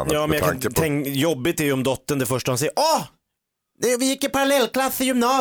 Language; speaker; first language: Swedish; native; Swedish